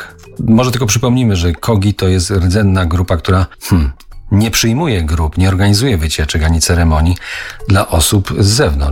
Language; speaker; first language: Polish; native; Polish